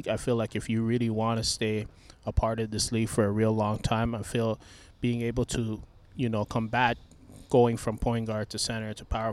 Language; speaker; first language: English; native; English